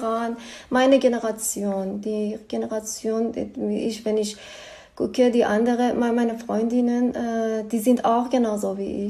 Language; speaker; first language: German; non-native, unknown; Persian